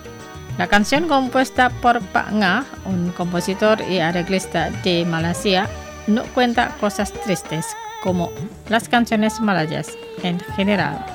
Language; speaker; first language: Spanish; non-native, fluent; Indonesian